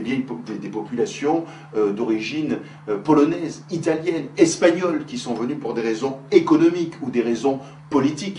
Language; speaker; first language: French; native; French